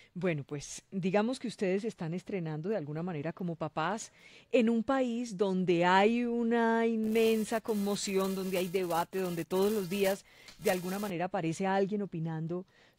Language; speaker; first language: Spanish; native; Spanish